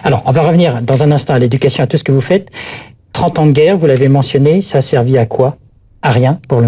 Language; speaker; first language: French; native; French